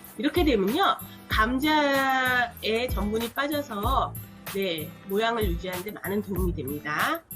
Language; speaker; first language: Korean; native; Korean